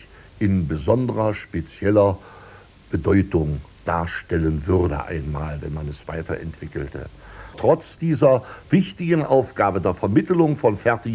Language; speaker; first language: German; native; German